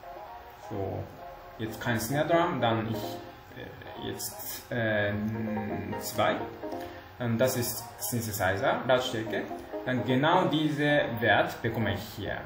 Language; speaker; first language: German; non-native, learner; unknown